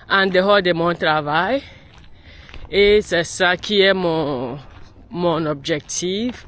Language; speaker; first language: French; non-native, learner; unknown